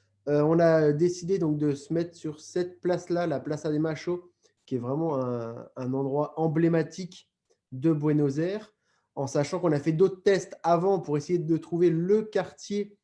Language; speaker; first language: French; native; French